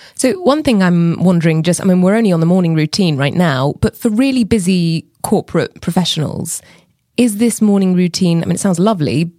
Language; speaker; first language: English; native; English